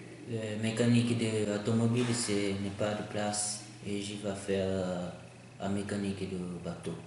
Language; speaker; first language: French; non-native, learner; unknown